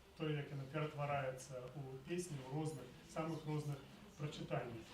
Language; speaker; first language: Belarusian; non-native, local second language; Russian